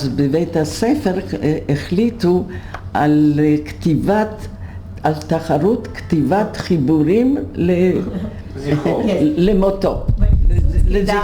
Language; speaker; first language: Hebrew; non-native, fluent; Polish